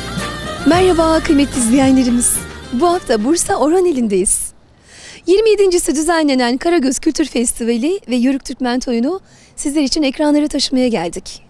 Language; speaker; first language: Turkish; native; Turkish